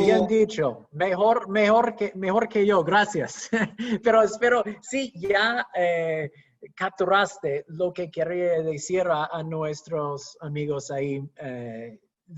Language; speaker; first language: Spanish; non-native, fluent; English